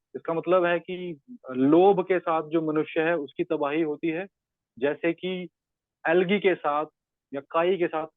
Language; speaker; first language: Hindi; non-native, local second language; Punjabi